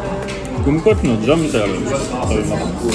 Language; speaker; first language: Japanese; non-native, fluent; French